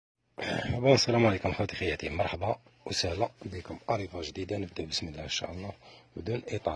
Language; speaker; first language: Arabic; native; Arabic